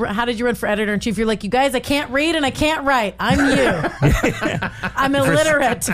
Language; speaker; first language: English; native; English